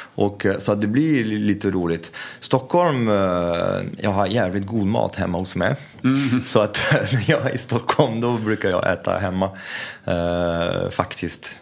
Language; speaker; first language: Swedish; non-native, fluent; French